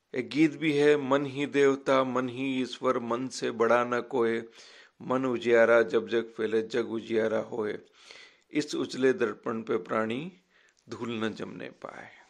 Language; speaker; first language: Hindi; native; Hindi